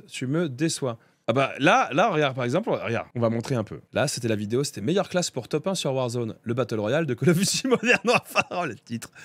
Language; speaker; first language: French; native; French